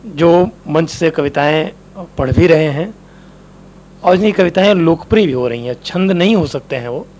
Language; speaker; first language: Hindi; native; Hindi